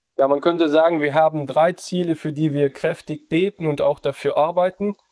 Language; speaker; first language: German; non-native, local second language; Luxembourgish